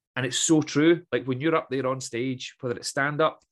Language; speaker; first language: English; native; English